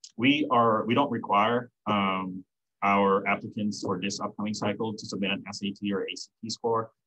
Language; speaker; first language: English; non-native, local second language; Filipino